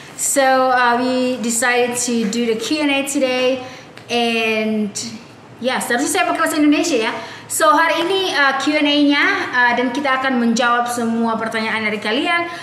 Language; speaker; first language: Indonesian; native; Indonesian